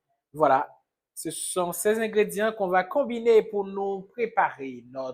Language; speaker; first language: French; non-native, local second language; Haitian Creole